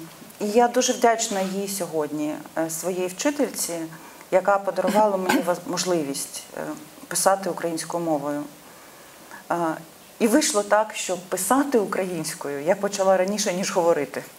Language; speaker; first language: Ukrainian; non-native, local second language; Russian